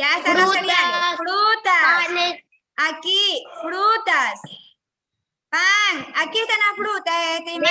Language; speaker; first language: Spanish; native; Spanish